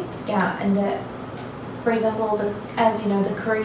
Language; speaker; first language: English; non-native, learner; Turkish